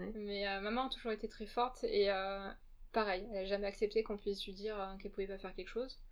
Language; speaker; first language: French; early bilingual, other home language; Portuguese